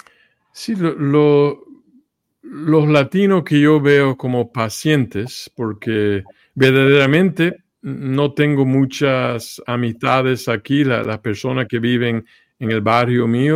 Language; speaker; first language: Spanish; early bilingual, heritage; Spanish